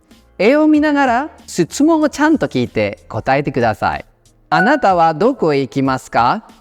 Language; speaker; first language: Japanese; non-native, fluent; Indonesian